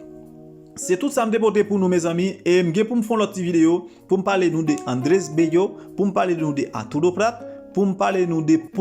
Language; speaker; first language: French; non-native, local second language; Haitian Creole